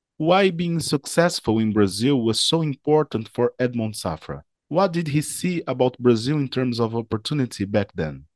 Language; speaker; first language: English; non-native, fluent; Portuguese